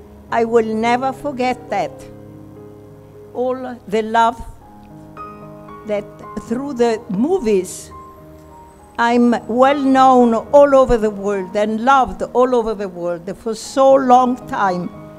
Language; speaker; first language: English; non-native, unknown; Italian